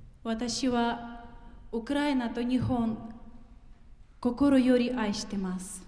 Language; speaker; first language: Japanese; non-native, fluent; Ukrainian